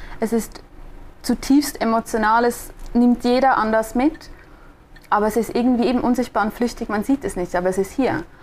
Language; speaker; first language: German; native; German